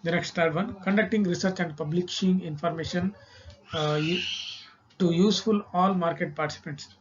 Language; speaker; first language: English; non-native, local second language; Kannada